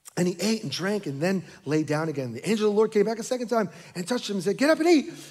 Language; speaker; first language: English; native; English